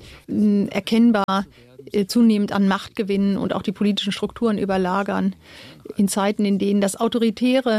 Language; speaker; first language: German; native; German